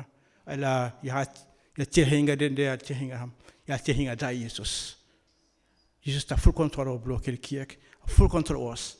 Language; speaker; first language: Danish; non-native, learner; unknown